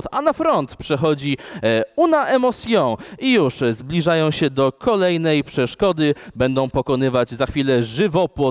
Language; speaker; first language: Polish; native; Polish